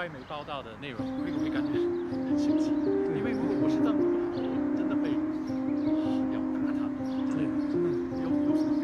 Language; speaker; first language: Chinese; early bilingual, heritage; Chinese